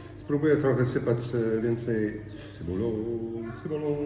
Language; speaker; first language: Polish; non-native, learner; Icelandic